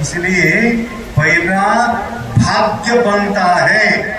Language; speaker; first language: Hindi; non-native, local second language; Marathi